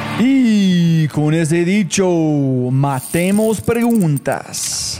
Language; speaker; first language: Spanish; non-native, fluent; English